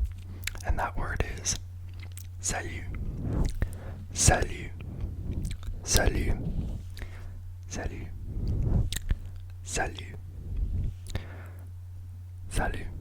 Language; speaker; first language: French; non-native, learner; English